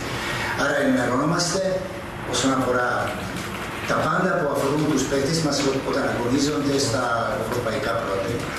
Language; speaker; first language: Greek; non-native, fluent; Serbian